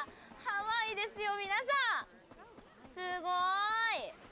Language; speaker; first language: Japanese; native; Japanese